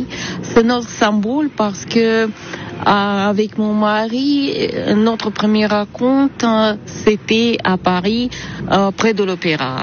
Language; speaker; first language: French; non-native, learner; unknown